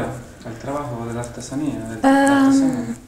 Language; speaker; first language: Spanish; native; Spanish